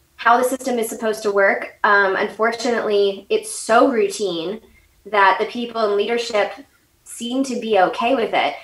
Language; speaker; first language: English; native; English